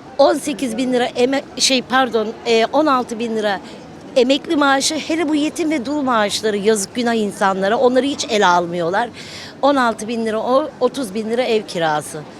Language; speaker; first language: Turkish; native; Turkish